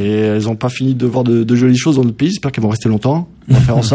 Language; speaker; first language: French; native; French